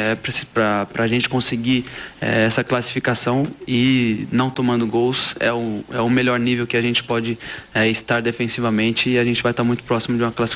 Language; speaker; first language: Portuguese; native; Portuguese